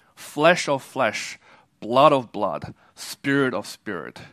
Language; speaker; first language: English; native; English